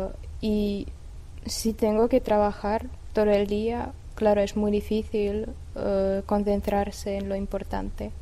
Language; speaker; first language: Spanish; non-native, fluent; Czech